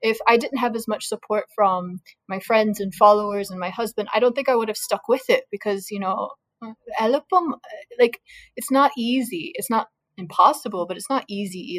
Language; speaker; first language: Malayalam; non-native, learner; English